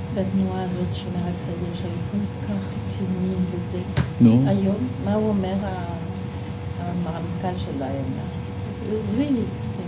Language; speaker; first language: Hebrew; non-native, fluent; French